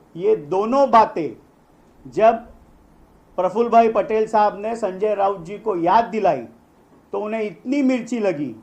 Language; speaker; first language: Hindi; non-native, local second language; Marathi